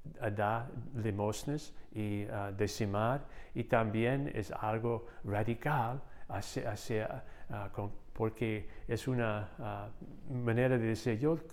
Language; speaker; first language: Spanish; non-native, fluent; English